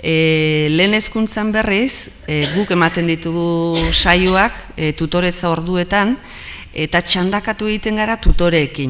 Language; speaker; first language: Basque; native; Basque